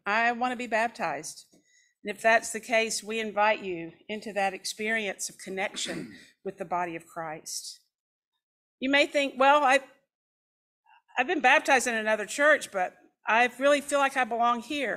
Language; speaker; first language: English; native; English